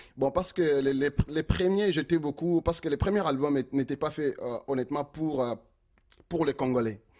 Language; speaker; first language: French; non-native, local second language; Lingala